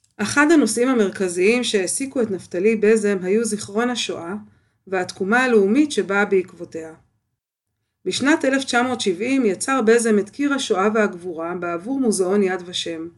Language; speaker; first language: Hebrew; native; Hebrew